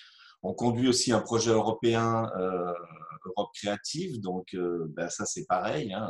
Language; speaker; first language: French; native; French